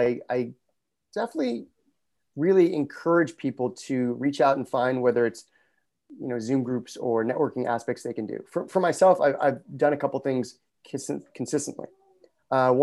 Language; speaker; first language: English; native; English